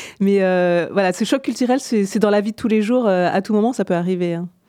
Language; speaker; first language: French; native; French